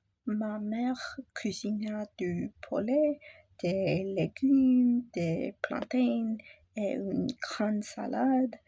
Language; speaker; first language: French; non-native, learner; English